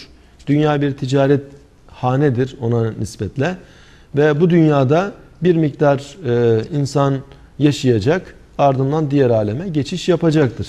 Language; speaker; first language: Turkish; native; Turkish